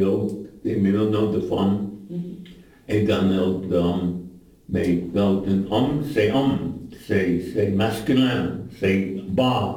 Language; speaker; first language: French; non-native, fluent; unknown